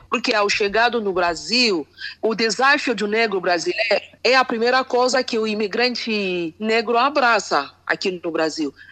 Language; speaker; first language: Portuguese; non-native, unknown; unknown